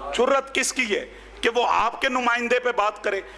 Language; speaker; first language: Urdu; non-native, local second language; Punjabi